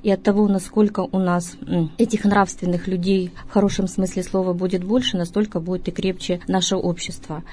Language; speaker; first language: Russian; native; Russian